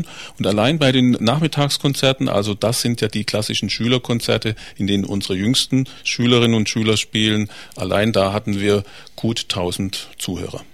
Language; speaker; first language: German; native; German